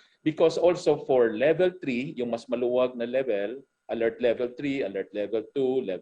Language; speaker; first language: Filipino; native; Filipino